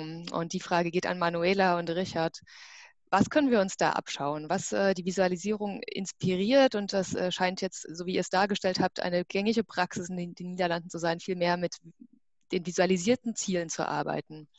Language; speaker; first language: German; native; German